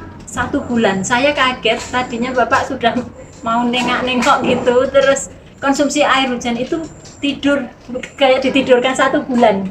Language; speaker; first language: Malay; non-native, local second language; Javanese